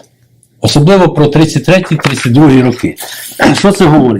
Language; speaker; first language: Ukrainian; native; Ukrainian